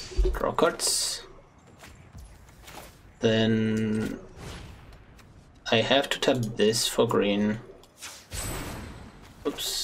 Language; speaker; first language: English; non-native, fluent; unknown